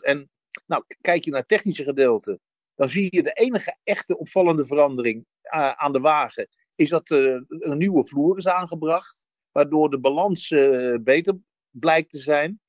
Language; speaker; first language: Dutch; native; Dutch